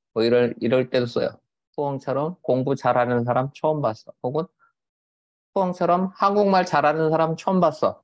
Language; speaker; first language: Korean; native; Korean